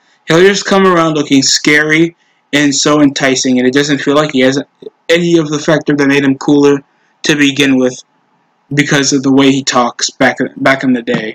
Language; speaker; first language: English; native; English